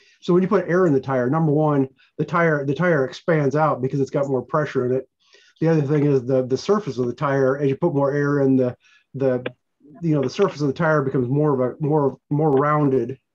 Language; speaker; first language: English; native; English